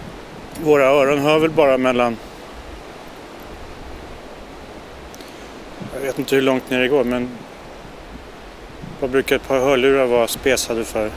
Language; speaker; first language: Swedish; native; Swedish